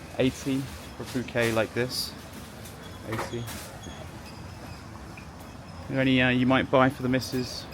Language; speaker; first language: English; native; English